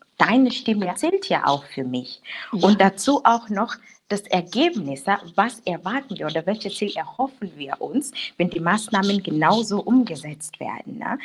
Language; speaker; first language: German; non-native, fluent; English